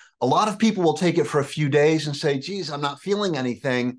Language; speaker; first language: English; native; English